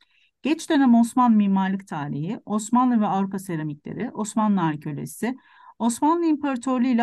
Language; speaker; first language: Turkish; native; Turkish